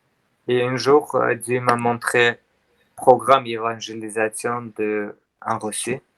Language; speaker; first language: French; non-native, learner; Armenian